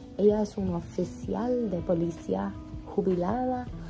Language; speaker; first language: Spanish; non-native, learner; English